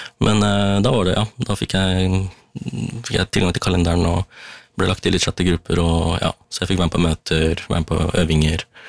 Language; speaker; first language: Norwegian; early bilingual, other home language; Tamil